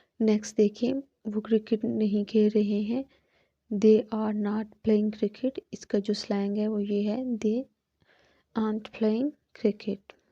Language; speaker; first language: Urdu; non-native, local second language; Punjabi